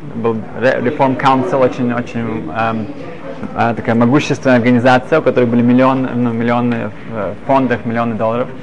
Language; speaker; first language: Russian; early bilingual, other home language; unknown